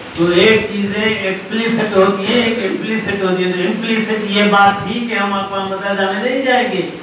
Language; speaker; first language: Urdu; non-native, local second language; Sindhi